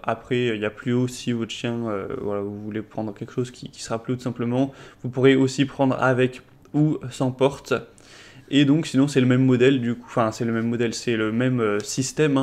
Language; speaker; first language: French; native; French